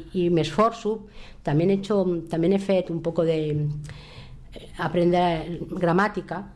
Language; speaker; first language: Catalan; non-native, local second language; Spanish